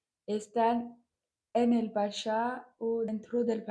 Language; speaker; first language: Spanish; non-native, learner; French